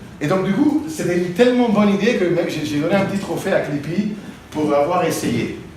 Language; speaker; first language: French; non-native, fluent; Spanish